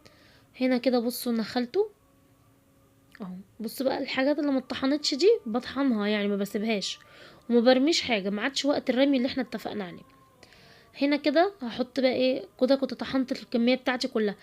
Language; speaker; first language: Arabic; native; Arabic